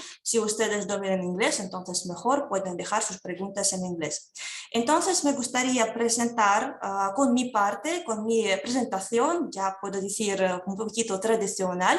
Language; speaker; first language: Spanish; non-native, fluent; Russian